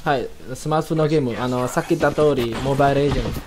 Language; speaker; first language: Japanese; non-native, learner; Indonesian